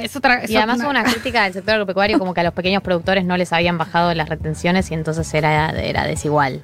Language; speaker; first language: Spanish; native; Spanish